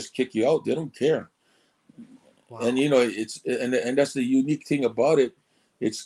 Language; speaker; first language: English; early bilingual, other home language; Samoan